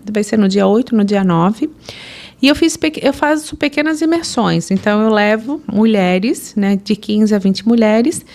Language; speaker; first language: Portuguese; native; Portuguese